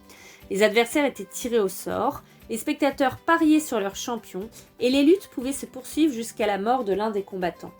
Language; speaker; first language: French; native; French